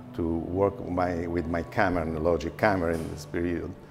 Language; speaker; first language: English; non-native, learner; Italian